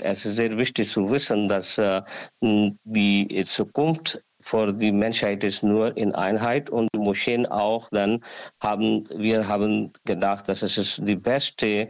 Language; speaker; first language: German; non-native, learner; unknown